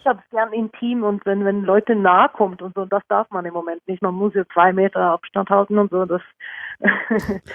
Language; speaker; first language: German; non-native, fluent; Norwegian